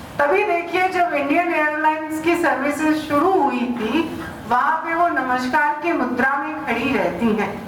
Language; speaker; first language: Hindi; native; Hindi